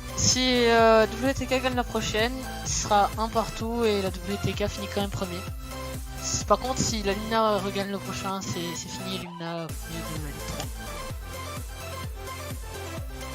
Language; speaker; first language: French; native; French